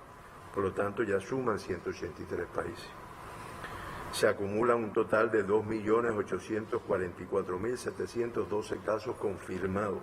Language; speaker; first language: Spanish; native; Spanish